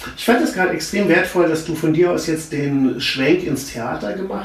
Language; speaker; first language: German; native; German